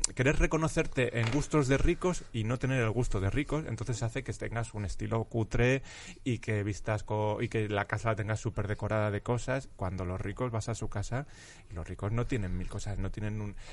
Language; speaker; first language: Spanish; native; Spanish